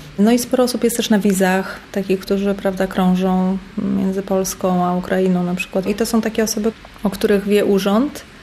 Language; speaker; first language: Polish; native; Polish